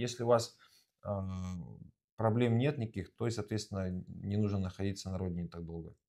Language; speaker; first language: Russian; native; Russian